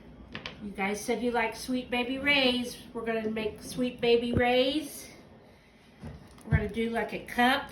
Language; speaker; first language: English; native; English